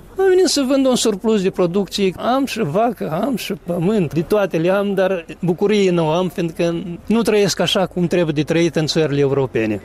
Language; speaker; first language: Romanian; native; Romanian